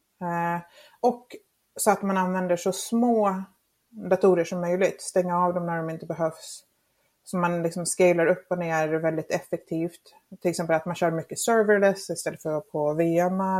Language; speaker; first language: Swedish; non-native, fluent; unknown